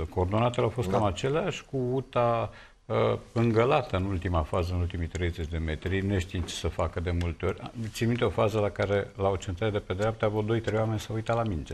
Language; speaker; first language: Romanian; native; Romanian